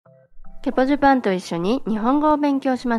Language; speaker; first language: Japanese; non-native, fluent; Indonesian